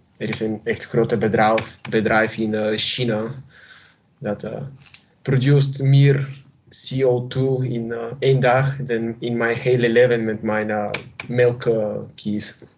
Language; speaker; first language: Dutch; non-native, learner; Bulgarian